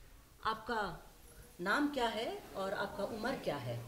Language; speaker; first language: Hindi; non-native, local second language; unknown